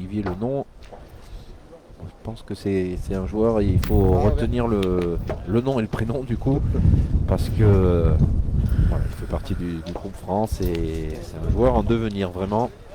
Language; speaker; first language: French; native; French